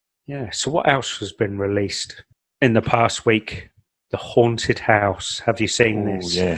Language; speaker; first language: English; native; English